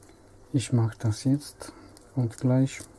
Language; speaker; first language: German; non-native, learner; Polish